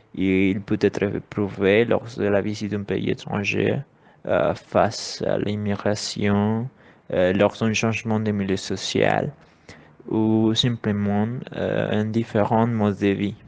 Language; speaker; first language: French; non-native, learner; Spanish